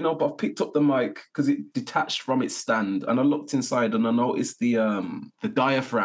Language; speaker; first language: English; native; English